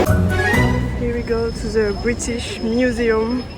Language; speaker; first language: English; non-native, learner; French